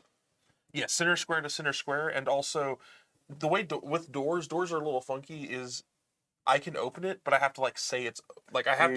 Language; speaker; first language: English; native; English